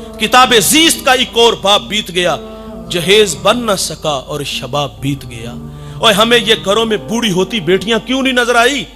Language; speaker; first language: Urdu; non-native, local second language; Punjabi